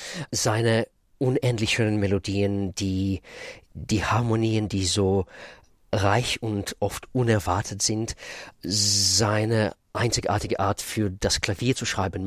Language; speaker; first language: German; non-native, fluent; Russian